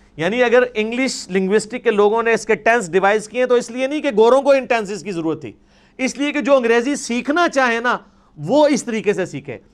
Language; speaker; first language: Urdu; non-native, local second language; Punjabi